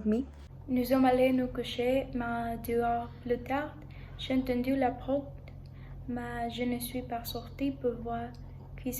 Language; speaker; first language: French; non-native, learner; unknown